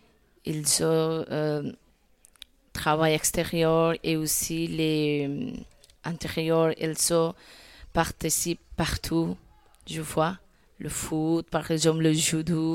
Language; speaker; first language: French; non-native, learner; Bangla